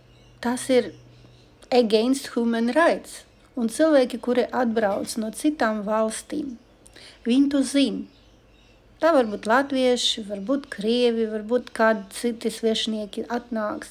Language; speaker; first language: Latvian; non-native, local second language; Russian